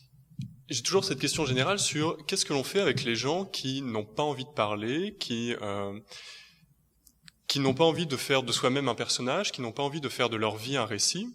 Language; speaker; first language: French; native; French